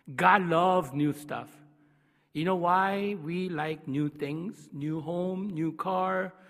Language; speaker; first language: English; non-native, fluent; Korean